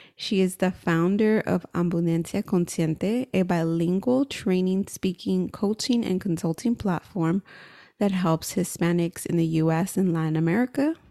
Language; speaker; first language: English; native; English